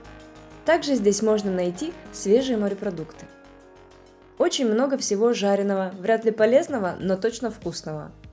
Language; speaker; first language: Russian; native; Russian